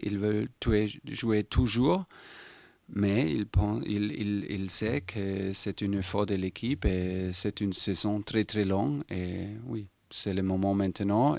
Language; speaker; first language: French; non-native, fluent; German